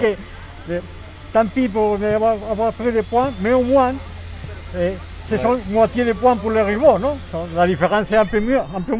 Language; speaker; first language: French; non-native, fluent; Spanish